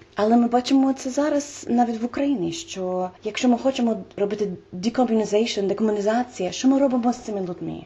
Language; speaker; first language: Ukrainian; non-native, fluent; English